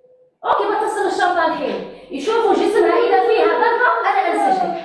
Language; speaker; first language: Arabic; non-native, local second language; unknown